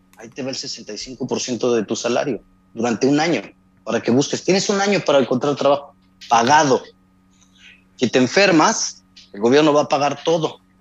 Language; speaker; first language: Spanish; native; Spanish